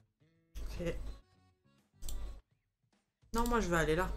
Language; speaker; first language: French; native; French